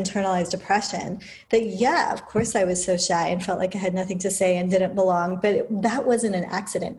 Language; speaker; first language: English; native; English